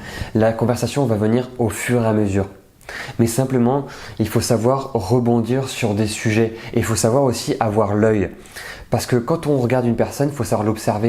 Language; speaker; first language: French; native; French